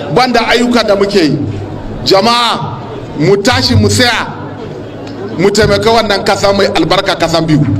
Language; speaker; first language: Hausa; non-native, local second language; Kanuri